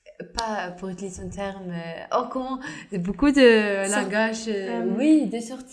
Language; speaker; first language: French; non-native, fluent; Norwegian